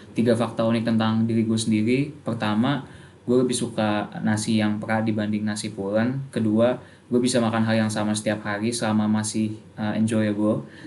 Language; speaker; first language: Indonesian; native; Indonesian